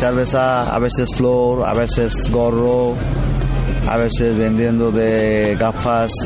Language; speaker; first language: Spanish; non-native, learner; Bangla